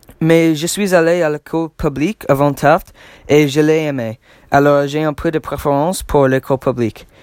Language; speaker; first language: French; non-native, learner; English